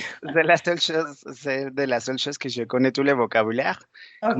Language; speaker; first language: French; non-native, learner; Spanish